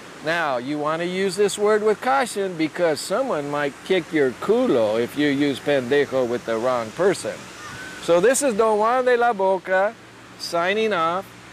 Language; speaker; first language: English; native; English